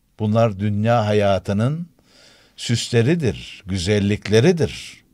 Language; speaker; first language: Turkish; native; Turkish